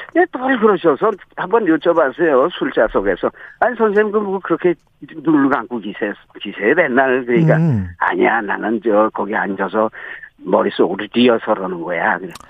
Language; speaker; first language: Korean; native; Korean